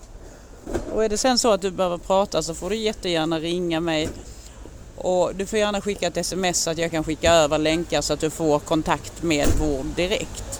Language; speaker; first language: Swedish; native; Swedish